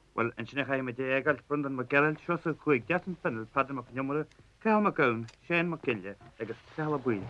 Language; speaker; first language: Irish; native; Irish